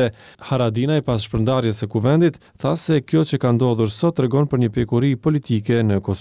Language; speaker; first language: Albanian; native; Albanian